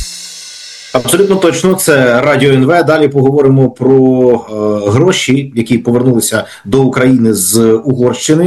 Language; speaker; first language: Ukrainian; native; Ukrainian